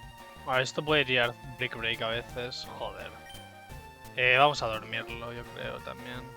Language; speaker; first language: Spanish; native; Spanish